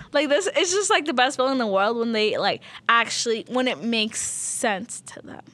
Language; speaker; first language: English; early bilingual, other home language; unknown